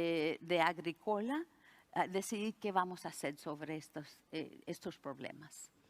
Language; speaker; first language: Spanish; early bilingual, heritage; Spanish